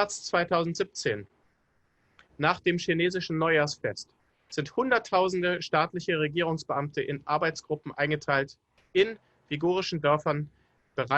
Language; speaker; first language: German; native; German